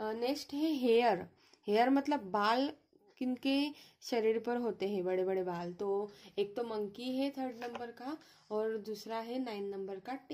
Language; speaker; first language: Hindi; non-native, local second language; Marathi